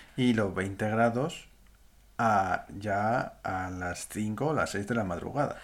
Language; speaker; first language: Spanish; native; Spanish